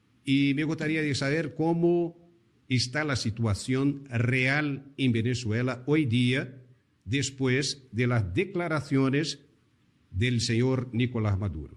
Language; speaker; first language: Spanish; non-native, fluent; Portuguese